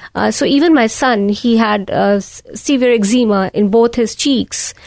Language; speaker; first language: English; non-native, local second language; Hindi